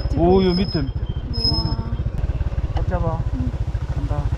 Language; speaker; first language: Korean; native; Korean